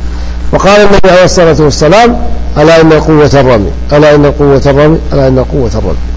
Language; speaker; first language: Arabic; native; Arabic